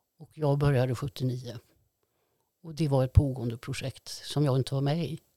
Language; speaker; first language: Swedish; native; Swedish